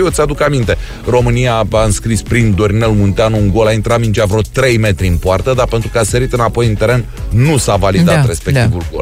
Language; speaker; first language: Romanian; native; Romanian